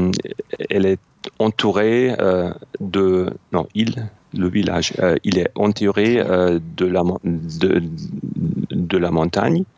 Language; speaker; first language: French; non-native, fluent; German